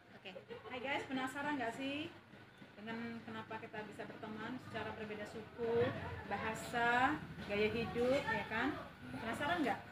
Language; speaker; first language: Indonesian; native; Indonesian